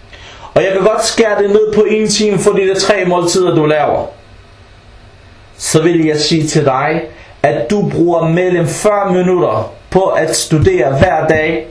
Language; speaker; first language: Danish; early bilingual, other home language; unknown